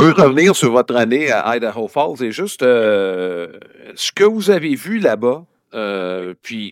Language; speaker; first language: French; native; French